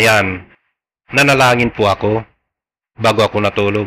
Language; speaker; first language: Filipino; non-native, local second language; Iloko